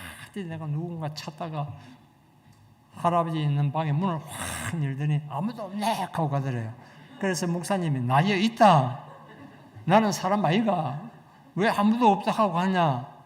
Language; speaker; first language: Korean; native; Korean